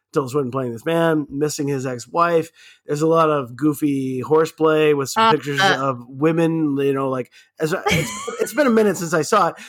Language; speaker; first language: English; early bilingual, other home language; German